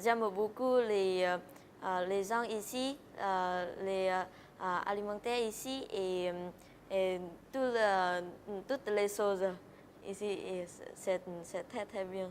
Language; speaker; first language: French; non-native, learner; Vietnamese